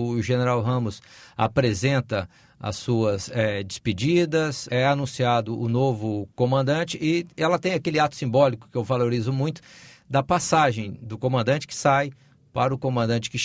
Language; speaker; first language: Portuguese; native; Portuguese